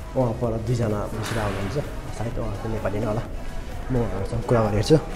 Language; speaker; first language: Nepali; non-native, local second language; Sherpa